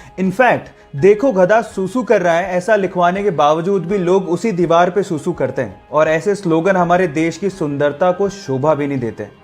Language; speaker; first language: Hindi; native; Hindi